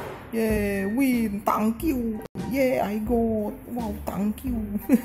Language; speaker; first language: English; non-native, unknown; Indonesian